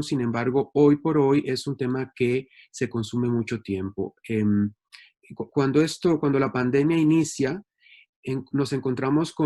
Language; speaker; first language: Spanish; native; Spanish